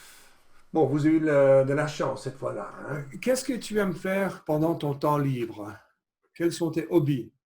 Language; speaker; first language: French; non-native, fluent; English